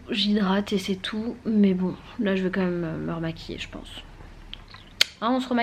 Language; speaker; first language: French; native; French